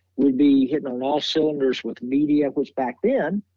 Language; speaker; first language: English; native; English